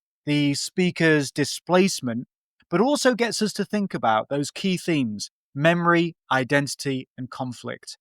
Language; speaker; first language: English; native; English